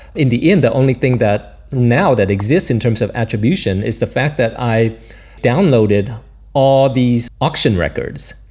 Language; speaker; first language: English; native; English